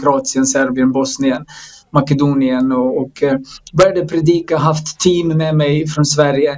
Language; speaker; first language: Swedish; non-native, fluent; Croatian